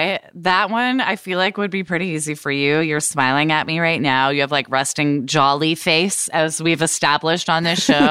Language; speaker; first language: English; native; English